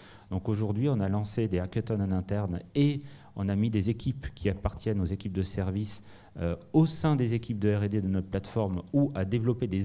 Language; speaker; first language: French; native; French